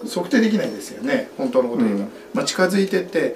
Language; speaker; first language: Japanese; native; Japanese